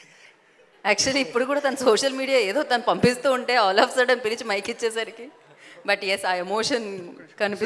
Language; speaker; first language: Telugu; native; Telugu